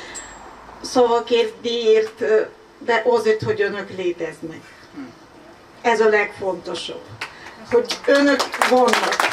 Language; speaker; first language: Hungarian; non-native, fluent; Ukrainian